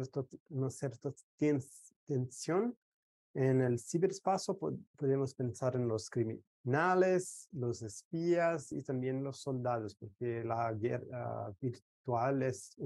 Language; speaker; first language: Spanish; non-native, fluent; Portuguese